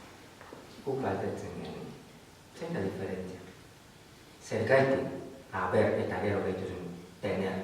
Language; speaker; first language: Basque; non-native, learner; Spanish